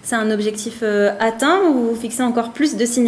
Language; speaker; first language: French; native; French